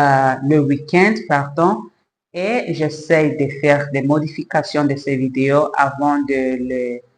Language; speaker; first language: French; non-native, learner; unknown